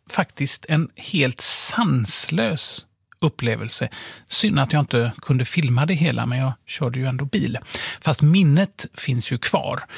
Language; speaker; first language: Swedish; native; Swedish